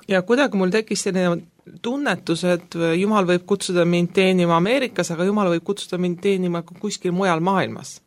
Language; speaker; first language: Estonian; native; Estonian